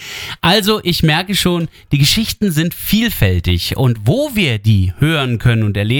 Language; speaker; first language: German; native; German